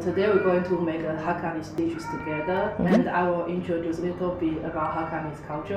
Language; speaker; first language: English; non-native, fluent; Chinese